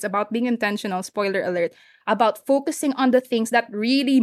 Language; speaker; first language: English; non-native, local second language; Hiligaynon